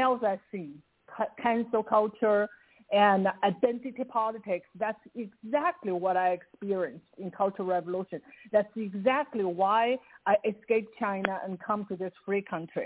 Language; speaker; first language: English; non-native, fluent; Chinese